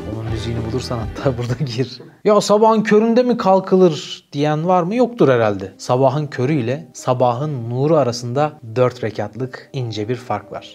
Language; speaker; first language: Turkish; native; Turkish